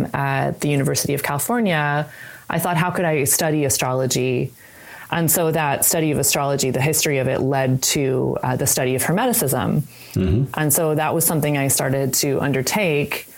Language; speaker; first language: English; native; English